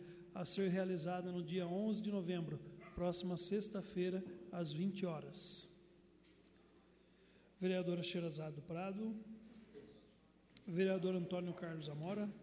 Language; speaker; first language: Portuguese; native; Portuguese